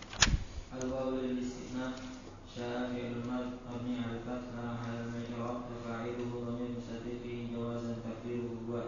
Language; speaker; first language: Arabic; non-native, learner; Indonesian